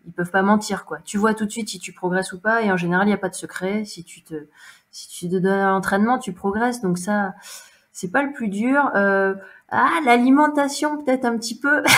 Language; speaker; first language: French; native; French